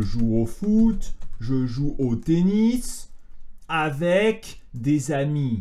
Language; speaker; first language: French; native; French